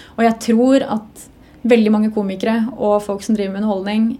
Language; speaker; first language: Norwegian; native; Norwegian